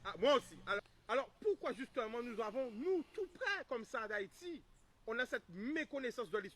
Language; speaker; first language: French; native; French